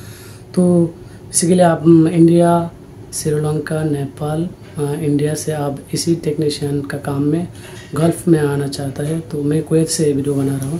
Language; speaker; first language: Hindi; non-native, fluent; Bangla